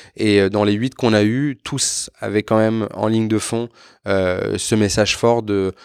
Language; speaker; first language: French; native; French